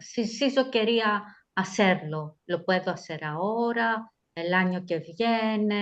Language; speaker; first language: Spanish; non-native, fluent; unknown